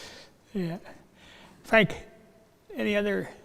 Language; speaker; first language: English; native; English